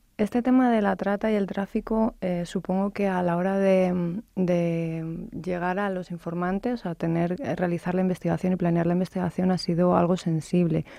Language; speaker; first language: Spanish; native; Spanish